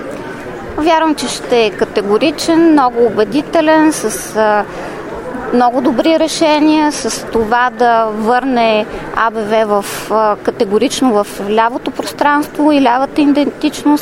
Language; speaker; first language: Bulgarian; native; Bulgarian